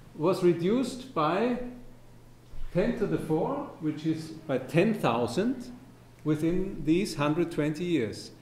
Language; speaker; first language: English; non-native, fluent; German